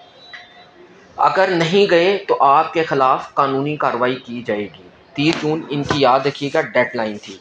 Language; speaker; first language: Urdu; non-native, local second language; Punjabi